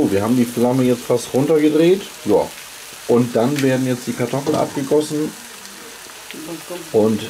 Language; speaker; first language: German; native; German